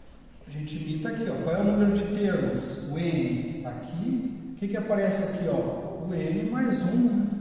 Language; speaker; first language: Portuguese; native; Portuguese